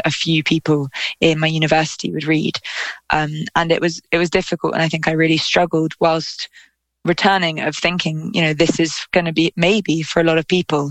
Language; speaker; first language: English; native; English